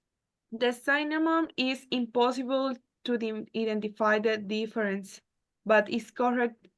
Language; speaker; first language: English; non-native, learner; Spanish